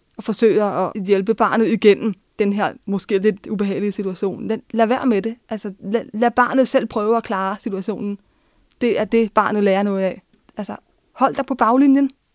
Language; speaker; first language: Danish; early bilingual, other home language; Turkish